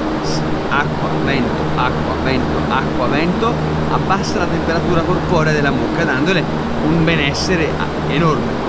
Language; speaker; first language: Italian; native; Italian